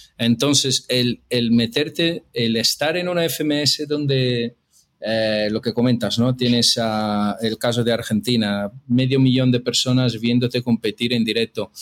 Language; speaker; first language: Spanish; non-native, fluent; Portuguese